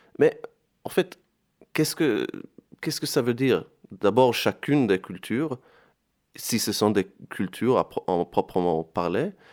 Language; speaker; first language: French; non-native, fluent; Hebrew